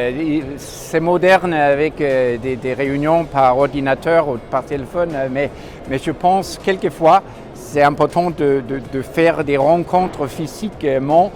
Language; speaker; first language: French; non-native, fluent; Danish